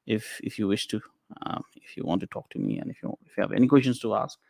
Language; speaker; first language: English; non-native, local second language; Nepali